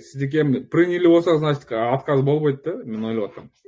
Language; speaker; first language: Russian; non-native, local second language; Kyrgyz